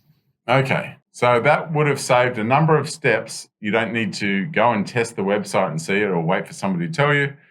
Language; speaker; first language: English; native; English